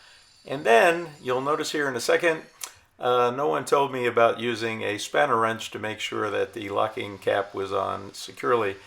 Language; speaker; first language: English; native; English